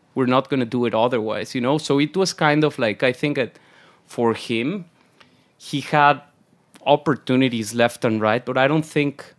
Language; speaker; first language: English; non-native, fluent; Spanish